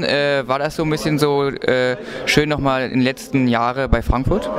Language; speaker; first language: German; native; German